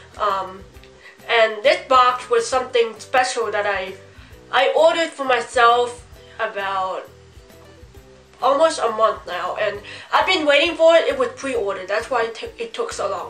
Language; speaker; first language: English; early bilingual, other home language; Chinese